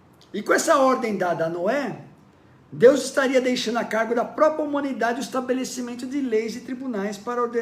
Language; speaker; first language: Portuguese; native; Portuguese